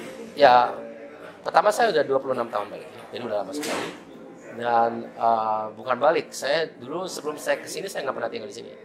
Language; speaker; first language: Indonesian; early bilingual, heritage; German